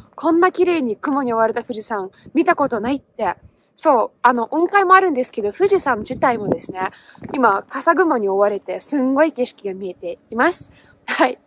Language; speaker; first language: Japanese; non-native, fluent; Russian